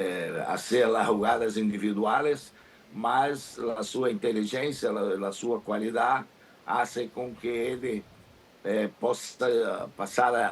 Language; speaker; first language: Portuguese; non-native, learner; Spanish